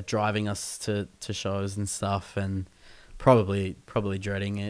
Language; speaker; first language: English; native; English